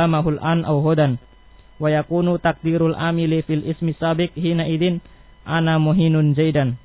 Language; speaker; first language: Arabic; non-native, learner; Indonesian